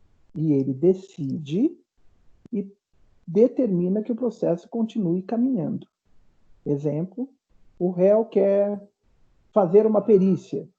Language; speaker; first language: Portuguese; native; Portuguese